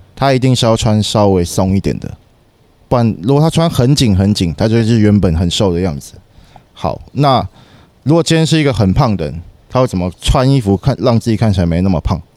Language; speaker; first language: Chinese; native; Chinese